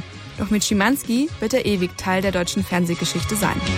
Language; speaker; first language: German; native; German